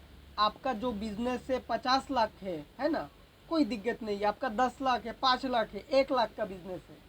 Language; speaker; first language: Hindi; non-native, local second language; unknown